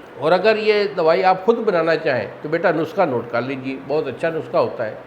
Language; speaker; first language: Urdu; non-native, local second language; Punjabi